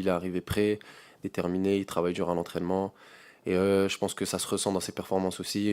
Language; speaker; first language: French; native; French